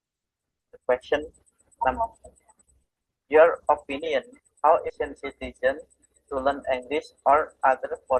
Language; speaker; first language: English; non-native, learner; Indonesian